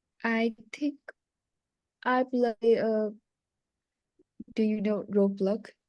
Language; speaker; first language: English; non-native, learner; Vietnamese